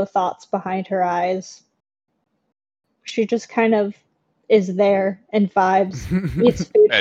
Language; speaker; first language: English; native; English